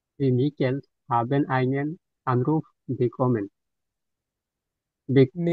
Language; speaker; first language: German; non-native, learner; Bangla